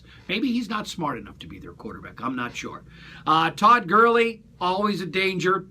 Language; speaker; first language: English; native; English